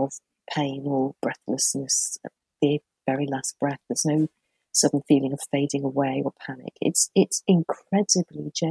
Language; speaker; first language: English; native; English